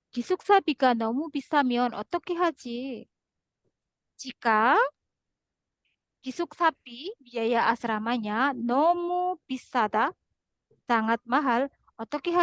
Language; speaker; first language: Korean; non-native, fluent; Indonesian